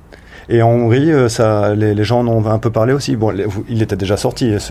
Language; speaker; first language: French; native; French